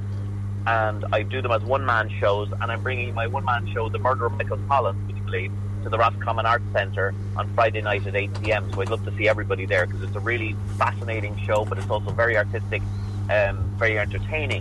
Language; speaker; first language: English; native; English